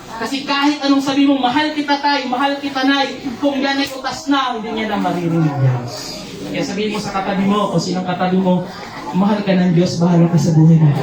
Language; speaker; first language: Filipino; non-native, local second language; Cebuano